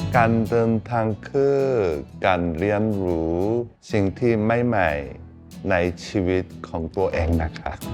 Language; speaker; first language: Thai; non-native, learner; Korean